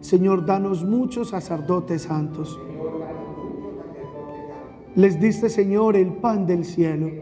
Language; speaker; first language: Spanish; native; Spanish